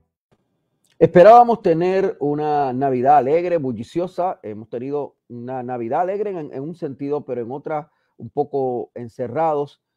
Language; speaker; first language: Spanish; native; Spanish